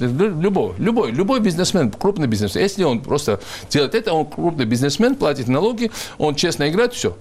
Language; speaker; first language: Russian; non-native, local second language; Georgian